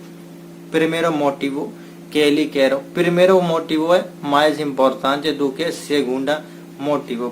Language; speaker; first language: Portuguese; non-native, learner; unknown